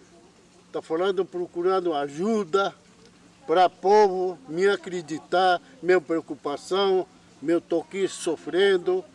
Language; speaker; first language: Portuguese; non-native, local second language; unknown